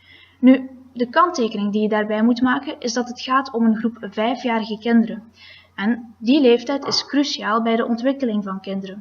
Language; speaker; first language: Dutch; native; Dutch